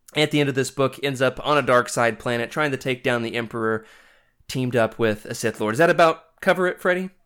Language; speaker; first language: English; native; English